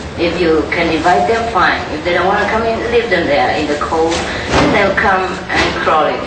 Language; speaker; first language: English; non-native, fluent; Vietnamese